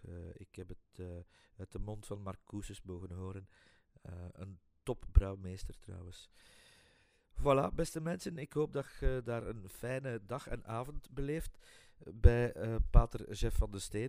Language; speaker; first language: Dutch; native; Dutch